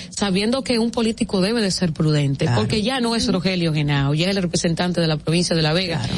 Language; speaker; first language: Spanish; native; Spanish